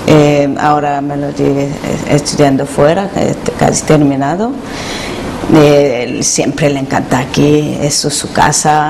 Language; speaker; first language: Spanish; non-native, learner; Korean